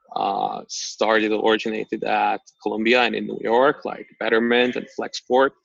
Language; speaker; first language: English; non-native, fluent; Slovak